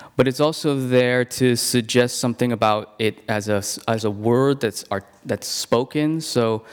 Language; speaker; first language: English; non-native, local second language; Cantonese